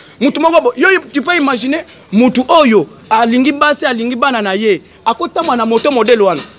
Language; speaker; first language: Lingala; native; Lingala